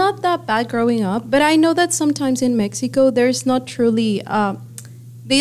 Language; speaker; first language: English; non-native, fluent; Spanish